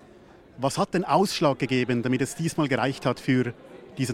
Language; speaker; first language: German; native; German